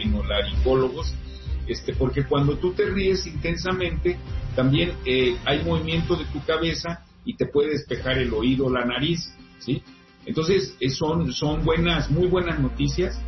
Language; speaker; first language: Spanish; native; Spanish